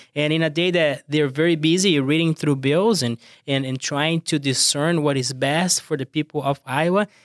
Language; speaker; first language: English; non-native, fluent; Portuguese